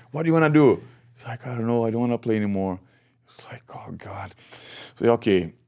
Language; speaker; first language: English; non-native, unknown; Portuguese